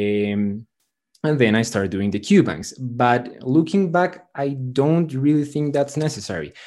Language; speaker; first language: English; non-native, fluent; Spanish